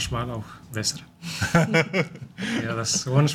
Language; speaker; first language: German; non-native, local second language; Romanian